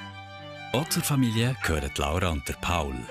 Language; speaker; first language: German; native; German